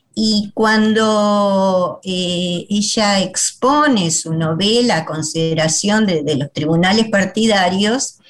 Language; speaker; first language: Spanish; native; Spanish